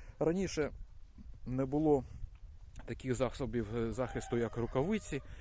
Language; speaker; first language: Ukrainian; non-native, local second language; Russian